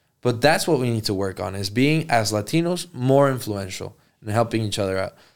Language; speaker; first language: English; early bilingual, other home language; Spanish